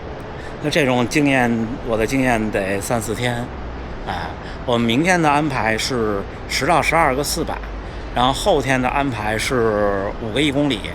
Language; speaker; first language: Chinese; native; Chinese